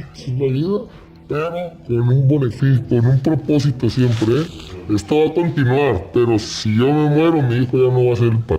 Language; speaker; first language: Spanish; native; Spanish